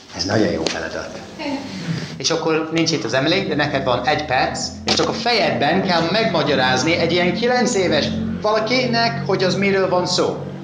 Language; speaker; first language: Hungarian; non-native, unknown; English